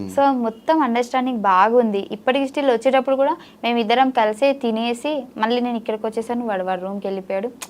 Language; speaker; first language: Telugu; native; Telugu